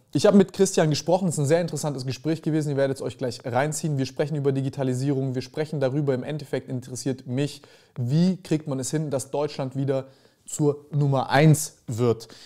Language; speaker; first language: German; early bilingual, other home language; Serbian